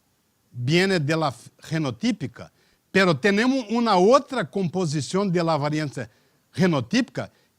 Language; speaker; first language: Spanish; non-native, learner; Portuguese